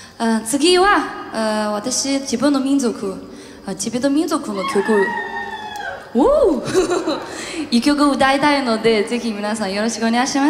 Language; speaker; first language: Japanese; non-native, learner; Chinese